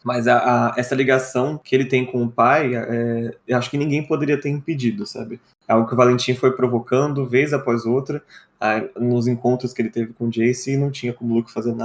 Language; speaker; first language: Portuguese; native; Portuguese